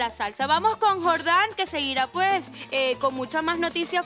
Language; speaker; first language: Spanish; native; Spanish